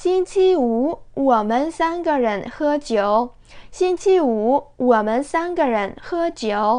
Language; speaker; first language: Chinese; non-native, fluent; Korean